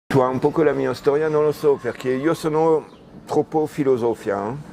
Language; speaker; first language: Italian; non-native, learner; French